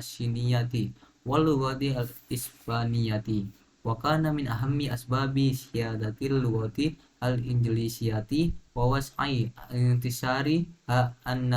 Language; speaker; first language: Arabic; non-native, learner; Indonesian